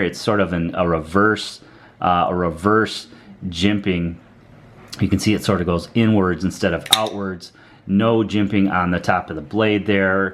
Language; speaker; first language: English; native; English